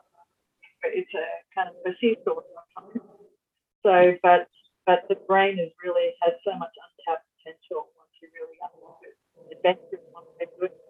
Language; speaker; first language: English; native; English